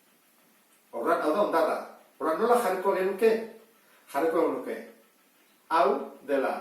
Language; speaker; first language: Basque; native; Basque